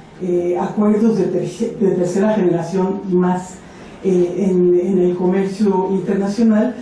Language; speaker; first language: Spanish; native; Spanish